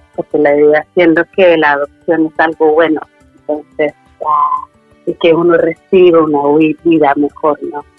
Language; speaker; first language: Spanish; early bilingual, other home language; Swedish